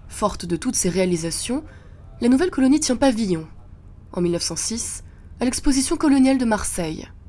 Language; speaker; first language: French; native; French